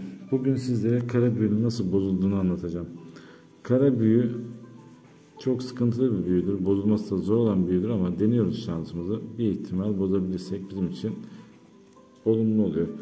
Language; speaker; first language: Turkish; native; Turkish